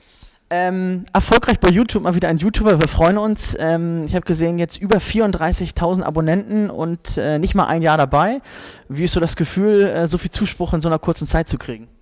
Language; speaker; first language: German; native; German